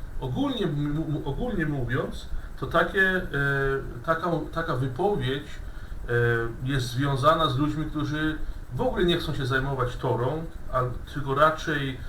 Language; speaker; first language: Polish; non-native, fluent; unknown